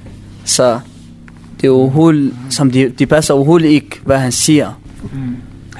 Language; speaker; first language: Danish; non-native, learner; Kurdish